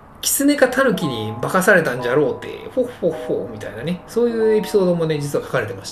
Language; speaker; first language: Japanese; native; Japanese